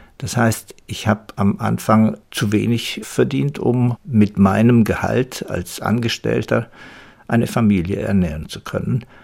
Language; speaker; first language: German; native; German